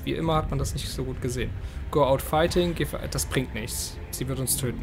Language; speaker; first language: German; native; German